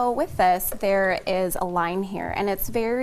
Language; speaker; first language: English; native; English